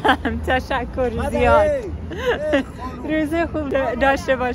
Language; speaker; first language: Persian; non-native, learner; English